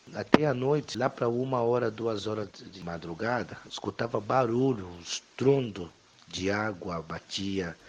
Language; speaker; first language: Portuguese; non-native, fluent; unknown